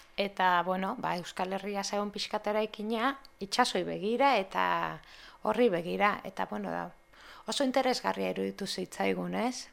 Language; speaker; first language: Basque; non-native, local second language; Spanish